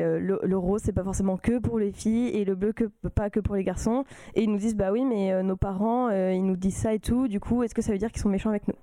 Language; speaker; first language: French; native; French